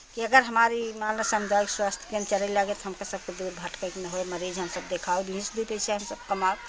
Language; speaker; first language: Hindi; native; Hindi